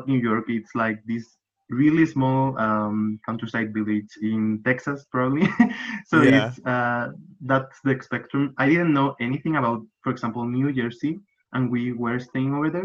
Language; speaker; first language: English; non-native, fluent; Spanish